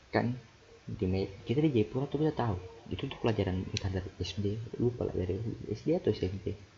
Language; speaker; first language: Indonesian; native; Indonesian